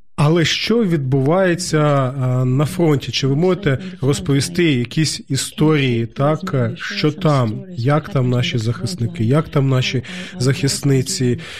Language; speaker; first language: Ukrainian; native; Ukrainian